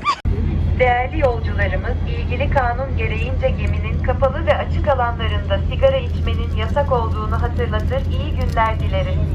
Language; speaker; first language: Turkish; native; Turkish